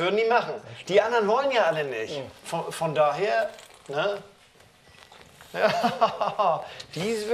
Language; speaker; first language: German; native; German